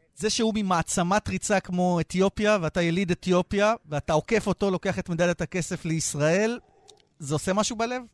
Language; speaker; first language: Hebrew; native; Hebrew